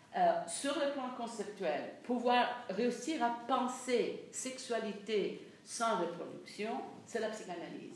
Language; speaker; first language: French; non-native, fluent; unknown